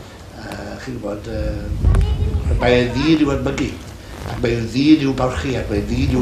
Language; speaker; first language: Welsh; native; Welsh